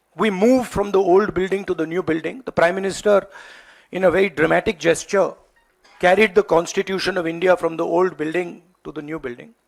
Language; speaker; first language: English; non-native, local second language; Hindi